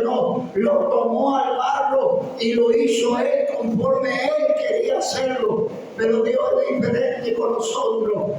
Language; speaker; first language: Spanish; native; Spanish